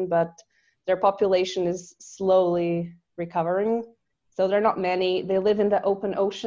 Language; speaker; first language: English; non-native, fluent; Portuguese